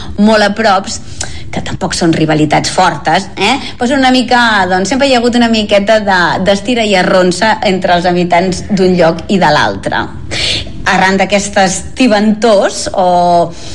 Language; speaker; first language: Catalan; native; Catalan